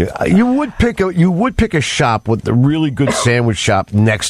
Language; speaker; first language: English; native; English